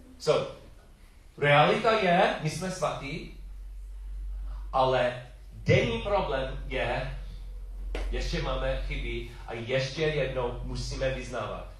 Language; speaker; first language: Czech; non-native, learner; English